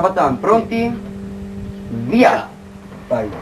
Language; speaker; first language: Italian; native; Italian